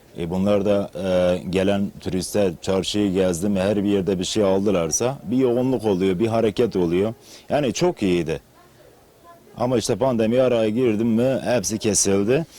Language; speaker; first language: Turkish; native; Turkish